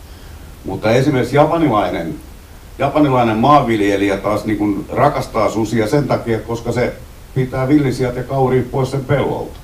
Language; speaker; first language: Finnish; native; Finnish